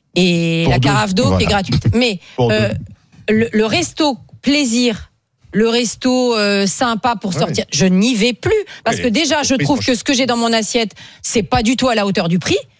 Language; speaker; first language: French; native; French